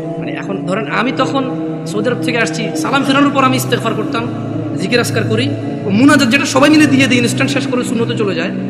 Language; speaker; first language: Bangla; early bilingual, heritage; Bangla